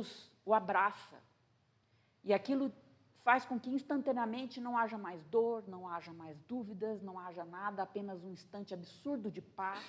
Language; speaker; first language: Portuguese; native; Portuguese